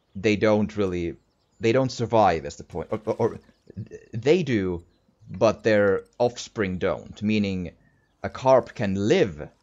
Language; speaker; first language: English; non-native, fluent; Finnish